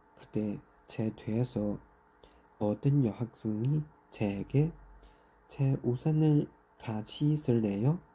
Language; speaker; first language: Korean; non-native, learner; Chinese